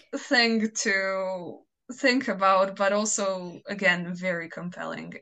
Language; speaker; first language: English; non-native, fluent; Croatian